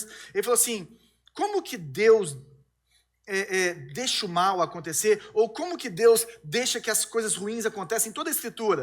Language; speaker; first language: Portuguese; native; Portuguese